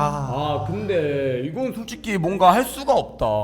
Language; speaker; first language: Korean; native; Korean